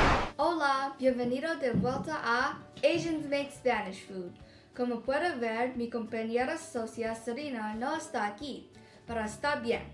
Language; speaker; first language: Spanish; non-native, learner; English